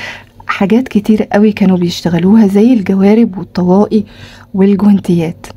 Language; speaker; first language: Arabic; native; Arabic